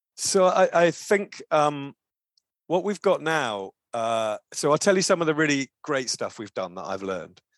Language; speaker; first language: English; native; English